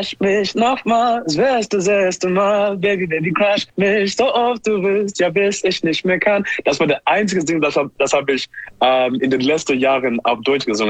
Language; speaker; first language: German; non-native, learner; English